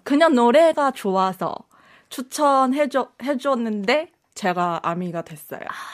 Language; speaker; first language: Korean; non-native, fluent; Chinese